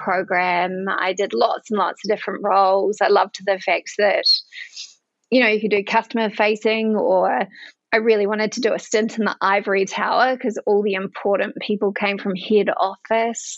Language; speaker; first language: English; native; English